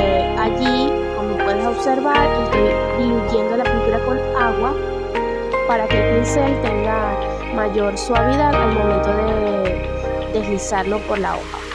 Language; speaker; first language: Spanish; native; Spanish